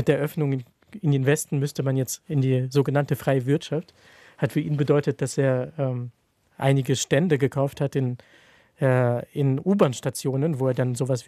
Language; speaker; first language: German; non-native, fluent; Ukrainian